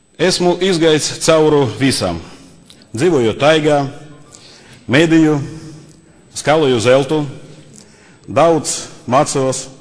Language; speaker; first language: Latvian; non-native, learner; Russian